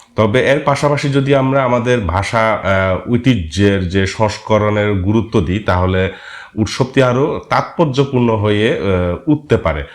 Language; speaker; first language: Bangla; non-native, local second language; Marma